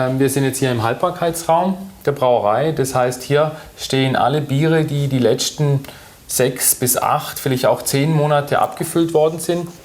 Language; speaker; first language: German; native; German